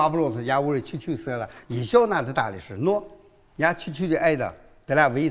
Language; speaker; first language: Russian; non-native, learner; Chinese